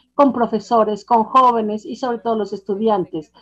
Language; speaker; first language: Spanish; non-native, fluent; French